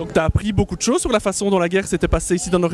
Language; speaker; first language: French; native; French